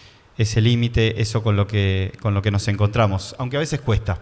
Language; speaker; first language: Spanish; native; Spanish